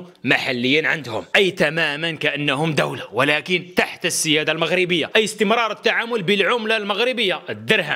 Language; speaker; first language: Arabic; native; Arabic